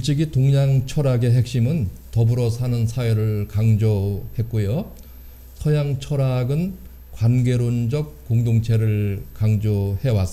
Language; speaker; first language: Korean; native; Korean